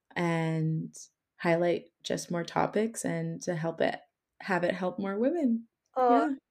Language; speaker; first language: English; native; English